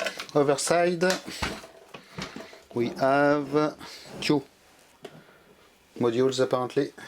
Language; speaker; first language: English; non-native, fluent; French